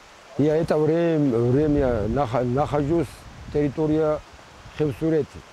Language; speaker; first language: Russian; non-native, local second language; Georgian